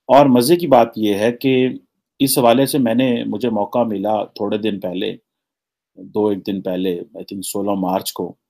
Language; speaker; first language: Urdu; native; Urdu